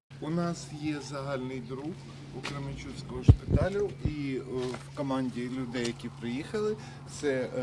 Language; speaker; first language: Ukrainian; native; Ukrainian